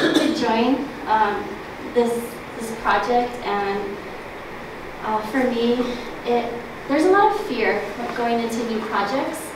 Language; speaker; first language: English; native; English